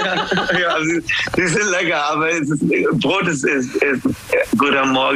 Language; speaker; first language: German; non-native, learner; English